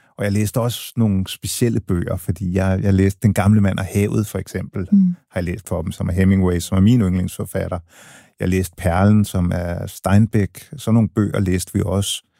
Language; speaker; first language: Danish; early bilingual, other home language; English